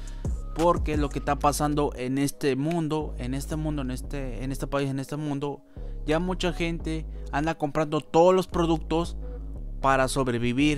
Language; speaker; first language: Spanish; native; Spanish